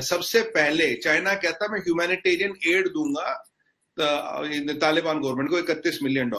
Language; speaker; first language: Hindi; native; Hindi